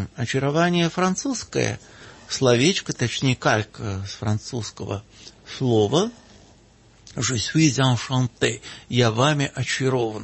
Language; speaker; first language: Russian; native; Russian